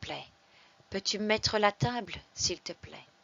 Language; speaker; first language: French; non-native, fluent; English